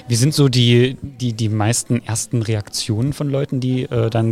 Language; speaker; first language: German; native; German